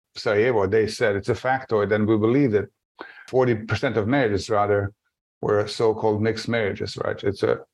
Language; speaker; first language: English; non-native, fluent; Bosnian